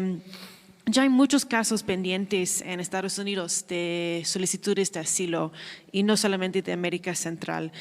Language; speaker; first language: Spanish; non-native, fluent; English